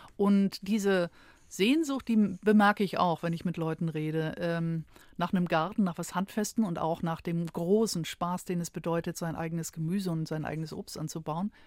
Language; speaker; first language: German; native; German